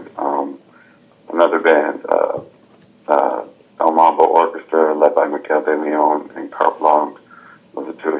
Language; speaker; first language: English; native; English